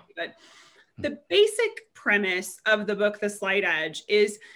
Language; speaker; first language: English; native; English